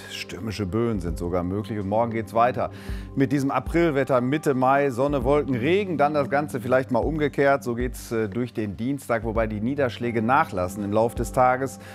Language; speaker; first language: German; native; German